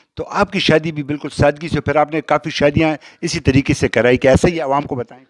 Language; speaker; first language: Urdu; non-native, local second language; Pashto